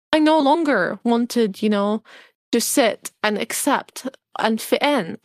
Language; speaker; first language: English; non-native, fluent; Arabic